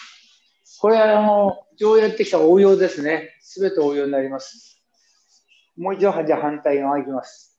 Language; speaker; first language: Japanese; native; Japanese